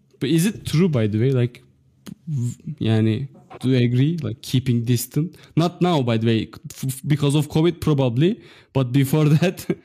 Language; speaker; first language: English; non-native, fluent; Turkish